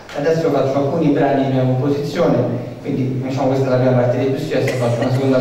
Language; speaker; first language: Italian; non-native, fluent; Spanish